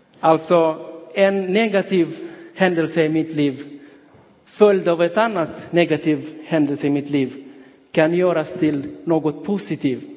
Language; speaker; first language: Swedish; non-native, fluent; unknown